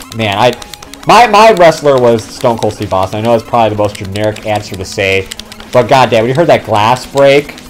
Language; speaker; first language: English; native; English